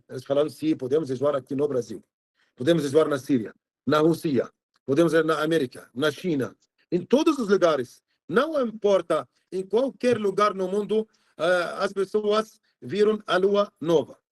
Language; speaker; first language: Portuguese; non-native, fluent; Arabic